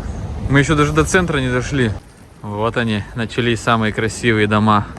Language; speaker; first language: Russian; native; Russian